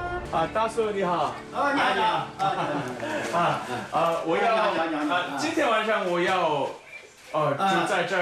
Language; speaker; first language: Chinese; non-native, learner; Korean